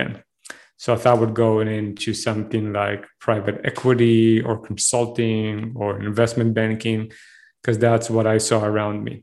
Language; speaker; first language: English; non-native, fluent; Hebrew